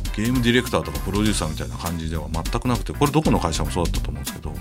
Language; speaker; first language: Japanese; native; Japanese